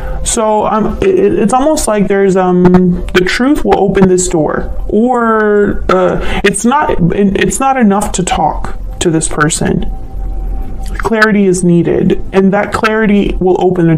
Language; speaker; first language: English; native; English